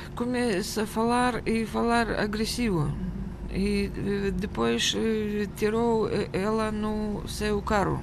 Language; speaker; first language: Portuguese; non-native, learner; Russian